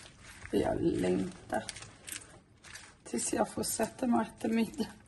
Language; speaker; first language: Swedish; non-native, learner; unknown